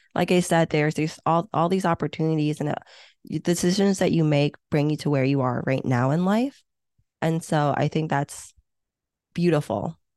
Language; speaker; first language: English; early bilingual, other home language; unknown